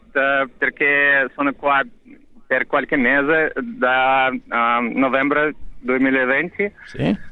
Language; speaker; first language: Italian; non-native, learner; Russian